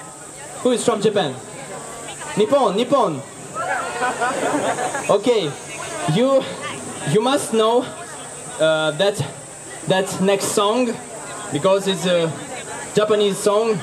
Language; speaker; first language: English; non-native, learner; Ukrainian